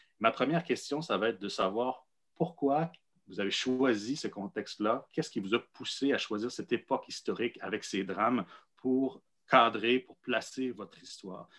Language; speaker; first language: French; native; French